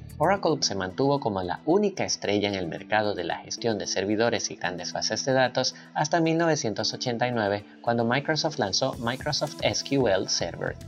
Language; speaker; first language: Spanish; native; Spanish